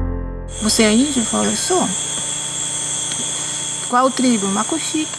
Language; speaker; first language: Portuguese; non-native, fluent; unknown